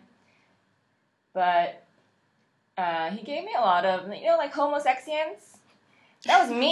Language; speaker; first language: English; native; English